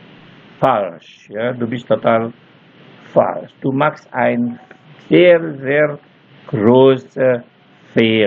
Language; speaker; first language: German; non-native, fluent; Indonesian